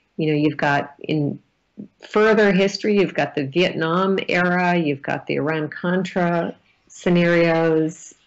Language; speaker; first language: English; native; English